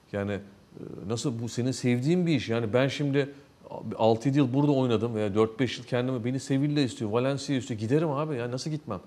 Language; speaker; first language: Turkish; native; Turkish